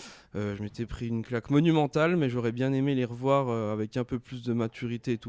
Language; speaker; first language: French; native; French